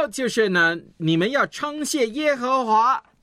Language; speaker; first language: Chinese; native; Chinese